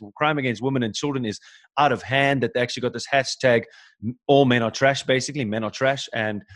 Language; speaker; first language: English; native; English